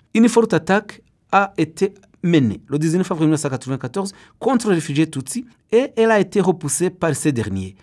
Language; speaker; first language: French; non-native, local second language; Kinyarwanda